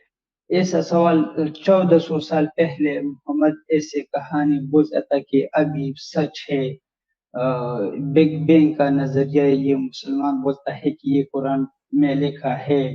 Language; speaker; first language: Hindi; non-native, learner; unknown